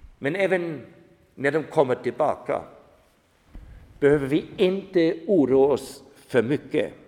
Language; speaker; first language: Swedish; non-native, fluent; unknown